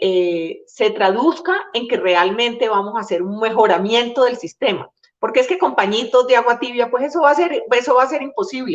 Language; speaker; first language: Spanish; native; Spanish